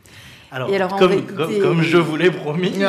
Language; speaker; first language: French; native; French